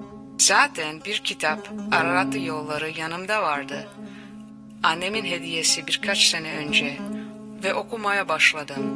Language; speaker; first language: Turkish; non-native, learner; Armenian